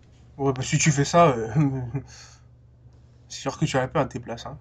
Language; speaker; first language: French; native; French